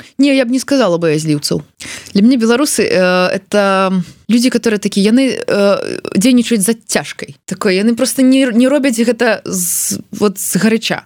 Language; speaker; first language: Belarusian; non-native, local second language; Russian